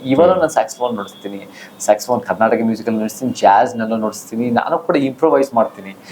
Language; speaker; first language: Kannada; early bilingual, heritage; Kannada